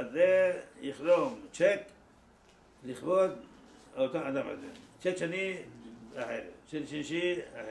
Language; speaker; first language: Hebrew; non-native, fluent; Persian